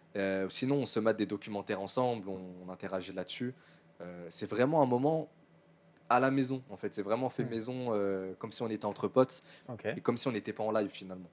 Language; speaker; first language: French; native; French